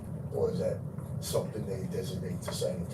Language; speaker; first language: English; native; English